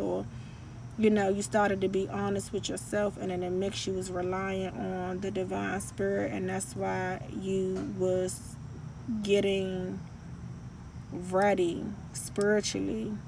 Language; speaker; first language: English; native; English